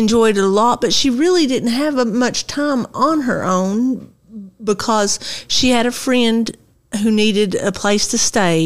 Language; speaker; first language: English; native; English